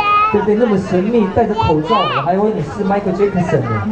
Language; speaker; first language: Chinese; native; Chinese